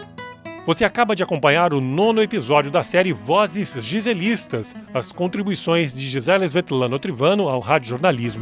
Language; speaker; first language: Portuguese; native; Portuguese